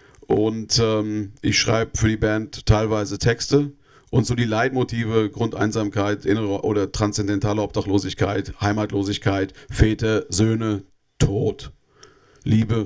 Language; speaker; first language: German; native; German